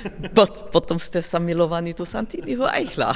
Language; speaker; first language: Czech; non-native, learner; German